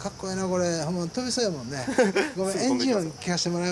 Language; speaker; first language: Japanese; native; Japanese